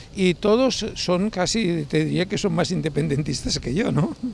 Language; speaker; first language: Spanish; native; Spanish